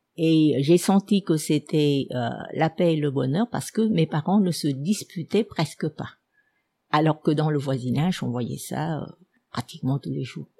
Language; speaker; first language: French; non-native, fluent; Vietnamese